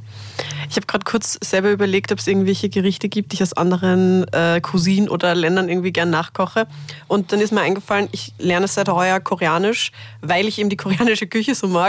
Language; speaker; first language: German; native; German